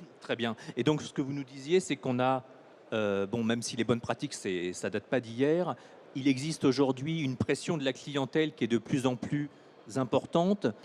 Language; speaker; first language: French; native; French